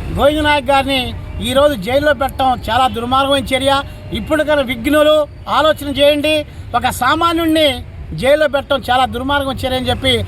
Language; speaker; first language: Telugu; non-native, local second language; Lambadi